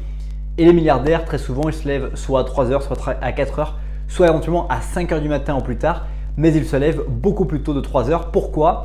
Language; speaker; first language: French; native; French